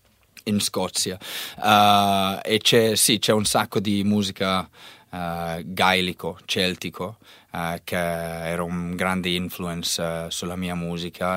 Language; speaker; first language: Italian; non-native, learner; English